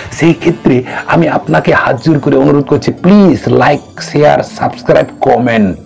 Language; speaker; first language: Bangla; non-native, local second language; Kok Borok